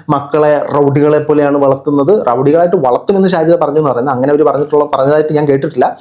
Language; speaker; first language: Malayalam; native; Malayalam